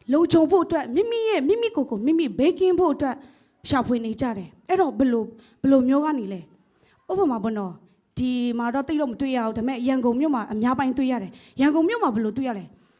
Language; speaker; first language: Burmese; non-native, local second language; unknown